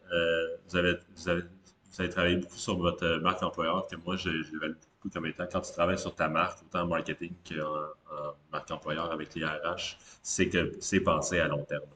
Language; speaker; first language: French; native; French